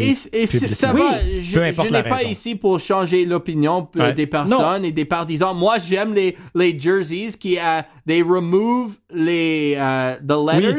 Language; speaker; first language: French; non-native, learner; English